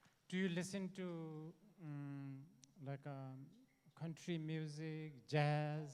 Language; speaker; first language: English; non-native, learner; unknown